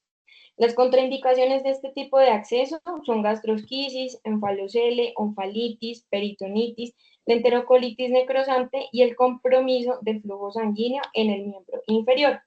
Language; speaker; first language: Spanish; native; Spanish